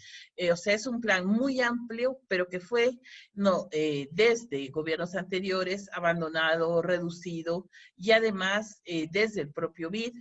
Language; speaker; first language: Spanish; native; Spanish